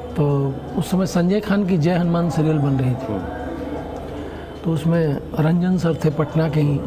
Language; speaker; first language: Hindi; non-native, local second language; Bhojpuri